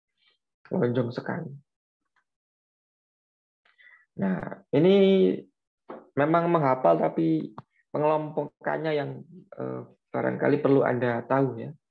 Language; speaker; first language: Indonesian; native; Indonesian